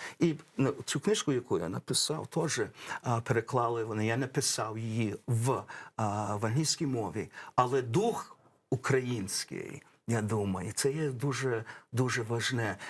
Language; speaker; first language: Ukrainian; early bilingual, heritage; English